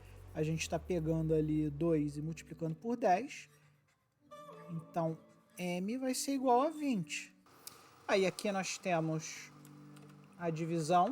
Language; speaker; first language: Portuguese; native; Portuguese